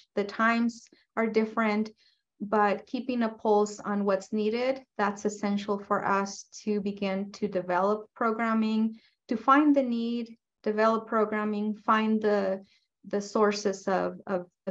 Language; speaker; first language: English; non-native, fluent; Spanish